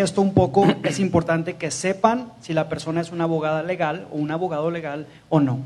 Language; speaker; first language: Spanish; native; Spanish